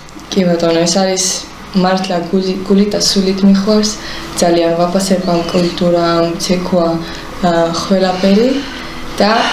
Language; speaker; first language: Georgian; early bilingual, heritage; Hebrew